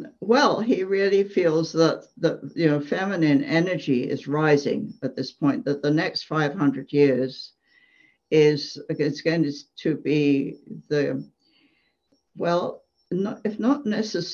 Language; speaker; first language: English; native; English